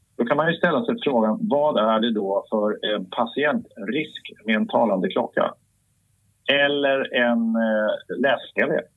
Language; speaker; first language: Swedish; native; Swedish